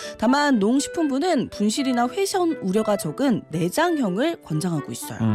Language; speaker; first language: Korean; native; Korean